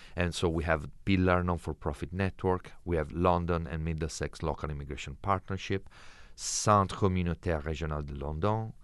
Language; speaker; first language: English; non-native, fluent; Italian